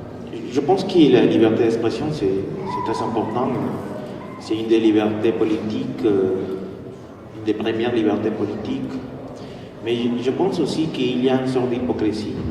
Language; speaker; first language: French; non-native, fluent; Spanish